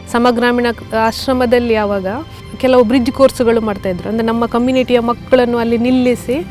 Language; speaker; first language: Kannada; native; Kannada